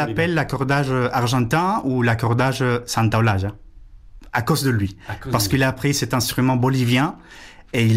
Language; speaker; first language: French; non-native, fluent; Spanish